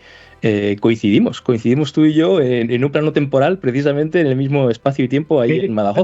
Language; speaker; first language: Spanish; native; Spanish